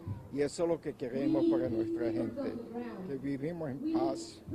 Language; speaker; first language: Spanish; non-native, local second language; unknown